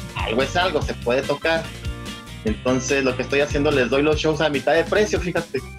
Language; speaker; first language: Spanish; native; Spanish